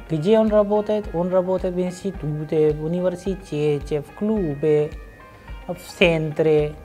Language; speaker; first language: Russian; non-native, fluent; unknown